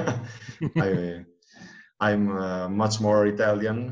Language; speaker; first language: English; non-native, fluent; Italian